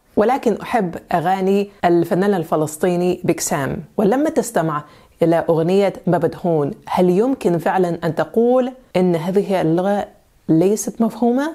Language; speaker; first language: Arabic; non-native, fluent; French